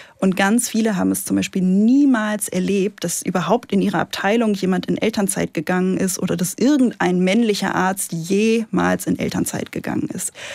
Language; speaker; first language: German; native; German